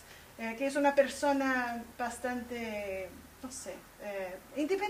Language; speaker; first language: Spanish; early bilingual, heritage; Spanish